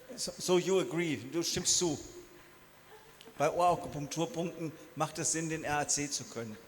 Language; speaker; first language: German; native; German